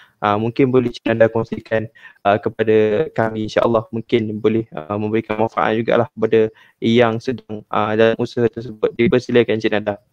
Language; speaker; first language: Malay; native; Malay